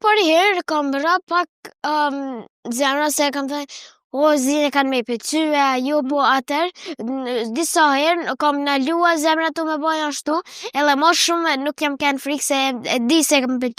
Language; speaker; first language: Albanian; early bilingual, heritage; Albanian